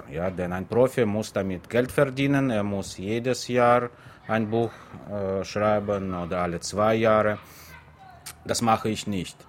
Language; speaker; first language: German; non-native, fluent; Russian